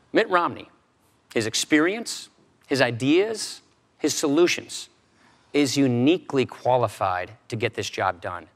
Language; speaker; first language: English; native; English